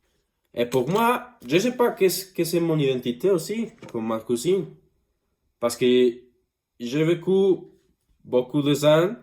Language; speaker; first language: French; non-native, learner; Spanish